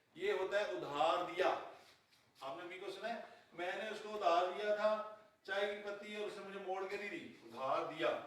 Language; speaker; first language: Urdu; non-native, local second language; Punjabi